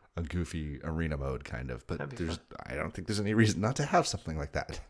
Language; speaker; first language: English; native; English